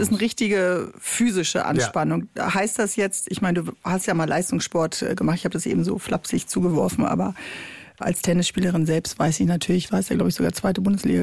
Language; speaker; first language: German; native; German